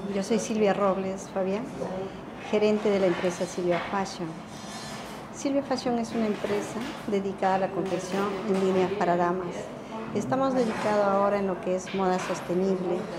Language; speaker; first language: Spanish; native; Spanish